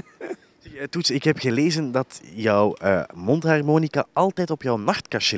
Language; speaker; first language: Dutch; native; Dutch